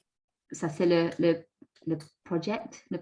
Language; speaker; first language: French; non-native, learner; English